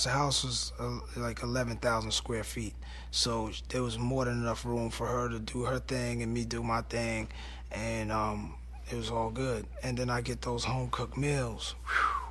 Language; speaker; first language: English; native; English